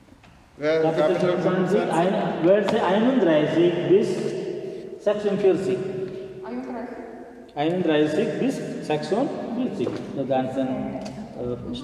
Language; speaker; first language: German; non-native, learner; Malayalam